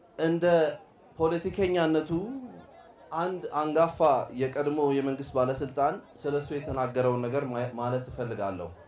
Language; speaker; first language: Amharic; non-native, local second language; Hadiyya